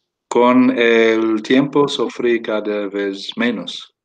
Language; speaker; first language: Spanish; non-native, fluent; English